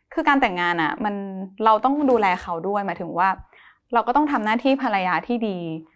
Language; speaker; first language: Thai; native; Thai